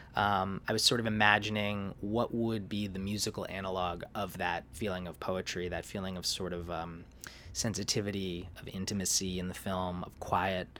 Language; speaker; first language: English; native; English